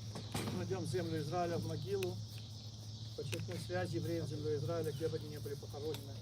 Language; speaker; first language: Russian; native; Russian